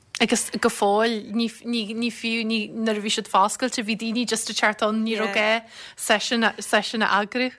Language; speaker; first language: Irish; native; Irish